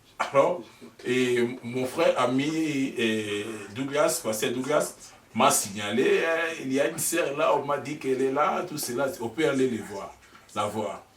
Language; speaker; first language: French; non-native, local second language; Lingala